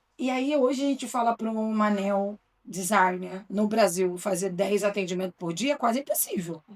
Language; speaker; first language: Portuguese; native; Portuguese